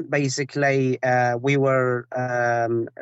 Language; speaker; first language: English; non-native, fluent; Persian